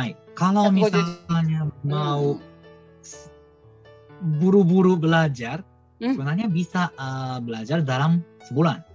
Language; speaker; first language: Indonesian; non-native, fluent; Japanese